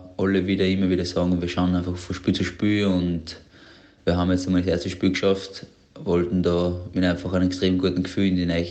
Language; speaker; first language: German; native; German